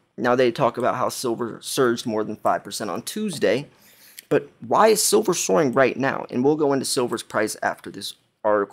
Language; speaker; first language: English; native; English